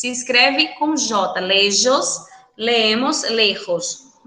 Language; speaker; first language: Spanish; non-native, fluent; Portuguese